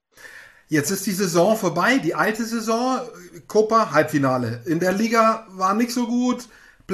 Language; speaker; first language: German; native; German